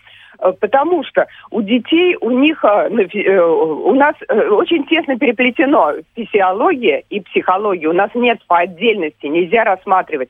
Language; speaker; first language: Russian; native; Russian